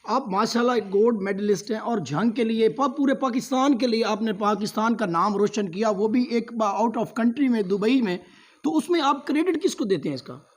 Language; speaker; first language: Urdu; non-native, local second language; Punjabi